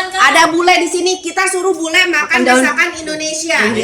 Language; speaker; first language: Indonesian; native; Indonesian